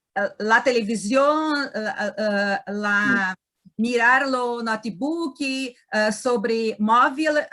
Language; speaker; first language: Spanish; non-native, learner; Portuguese